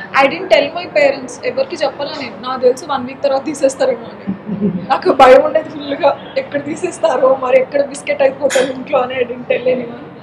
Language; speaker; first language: Telugu; non-native, local second language; Marathi